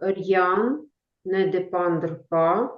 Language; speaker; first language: French; non-native, learner; Ukrainian